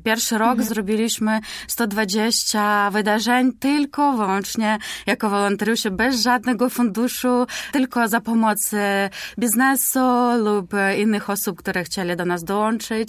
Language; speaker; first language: Polish; non-native, learner; Ukrainian